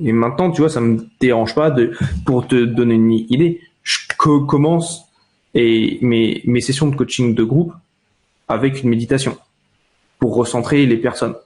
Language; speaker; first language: French; native; French